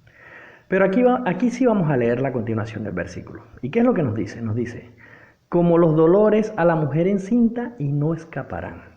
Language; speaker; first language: Spanish; native; Spanish